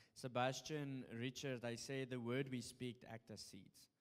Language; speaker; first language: English; non-native, local second language; Afrikaans